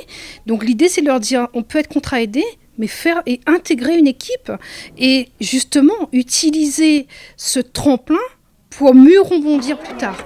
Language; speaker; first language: French; native; French